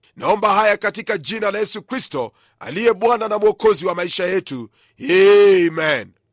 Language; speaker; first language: Swahili; non-native, local second language; Luyia